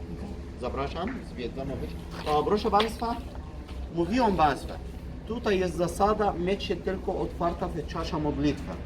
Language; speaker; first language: Polish; non-native, learner; Arabic